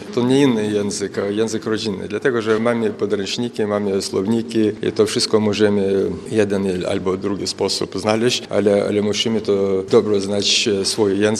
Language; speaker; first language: Polish; non-native, fluent; Lithuanian